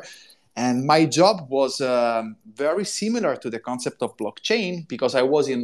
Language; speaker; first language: English; non-native, fluent; Italian